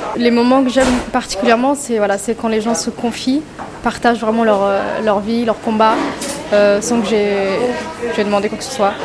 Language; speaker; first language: French; native; French